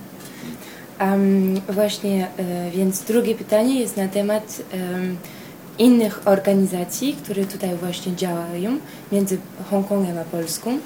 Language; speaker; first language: Polish; early bilingual, heritage; Polish